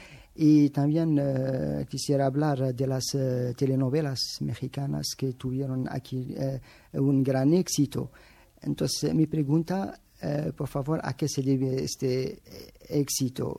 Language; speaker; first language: Spanish; non-native, fluent; Arabic